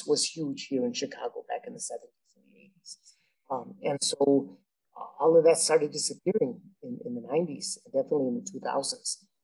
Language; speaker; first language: English; native; English